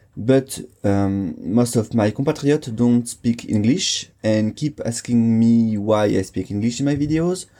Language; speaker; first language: English; non-native, fluent; French